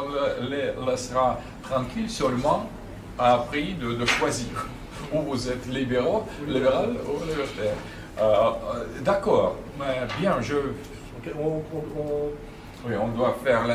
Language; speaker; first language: French; non-native, fluent; Russian